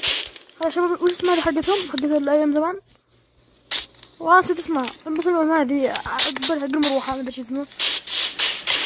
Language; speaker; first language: Arabic; native; Arabic